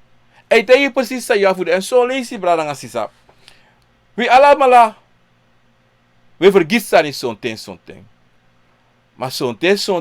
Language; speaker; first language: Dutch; non-native, local second language; Sranan Tongo